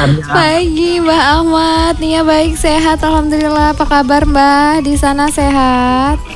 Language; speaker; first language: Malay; non-native, local second language; Javanese